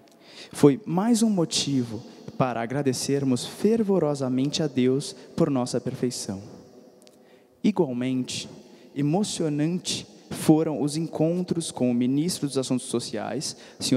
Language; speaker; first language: Portuguese; native; Portuguese